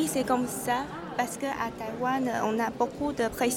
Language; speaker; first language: French; non-native, fluent; Chinese